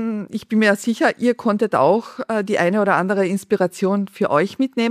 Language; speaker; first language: German; native; German